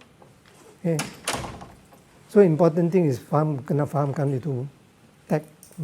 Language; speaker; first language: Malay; non-native, local second language; Cantonese